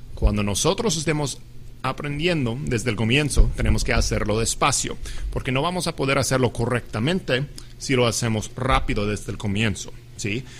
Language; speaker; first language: Spanish; non-native, fluent; English